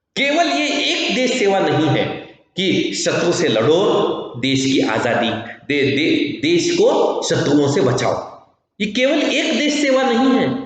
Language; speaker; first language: Hindi; non-native, local second language; Kannada